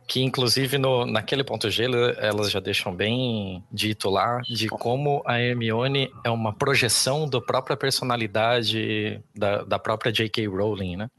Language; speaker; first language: Portuguese; native; Portuguese